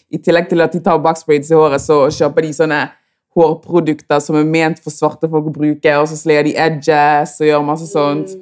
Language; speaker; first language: Norwegian; early bilingual, other home language; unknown